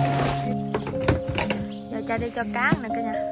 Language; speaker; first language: Vietnamese; native; Vietnamese